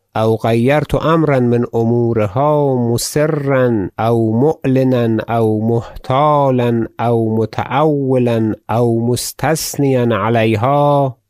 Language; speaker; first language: Arabic; non-native, fluent; Persian